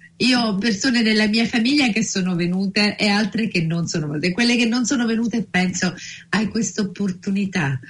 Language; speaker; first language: Italian; native; Italian